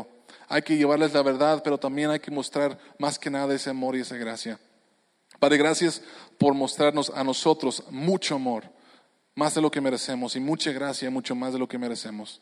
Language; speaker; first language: Spanish; native; Spanish